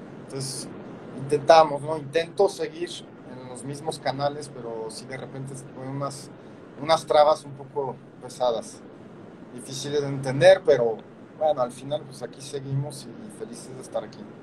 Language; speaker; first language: Spanish; non-native, fluent; French